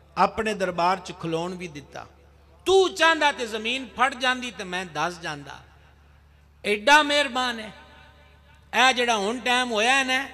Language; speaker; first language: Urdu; non-native, local second language; Punjabi